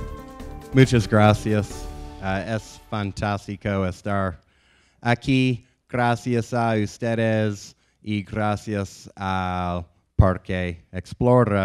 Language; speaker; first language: Spanish; non-native, learner; English